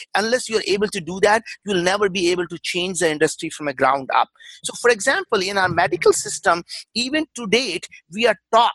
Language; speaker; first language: English; non-native, local second language; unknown